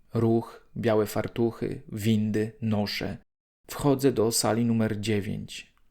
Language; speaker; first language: Polish; native; Polish